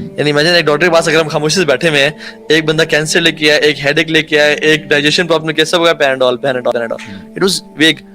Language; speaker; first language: Urdu; early bilingual, heritage; Urdu